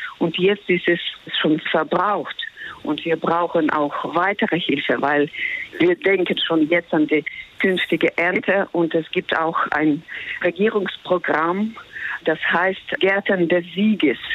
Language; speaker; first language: German; non-native, fluent; Ukrainian